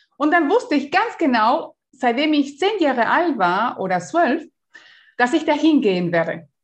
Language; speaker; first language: German; non-native, fluent; Spanish